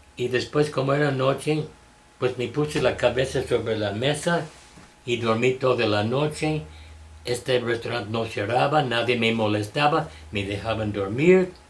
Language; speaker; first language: Spanish; non-native, fluent; English